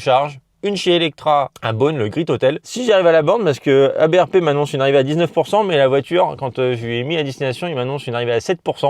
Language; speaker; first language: French; native; French